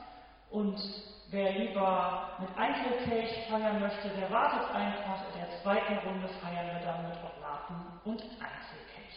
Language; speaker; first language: German; native; German